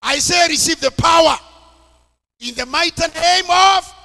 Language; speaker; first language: English; non-native, local second language; Swahili